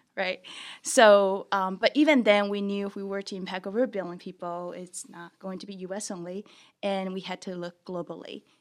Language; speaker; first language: English; early bilingual, other home language; Chinese